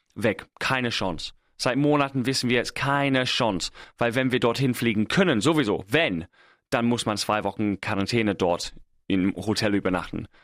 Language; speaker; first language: German; non-native, fluent; English